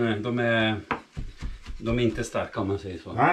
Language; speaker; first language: Swedish; non-native, fluent; Italian